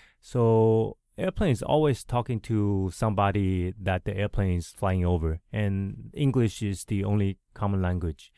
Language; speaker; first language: English; early bilingual, other home language; Chinese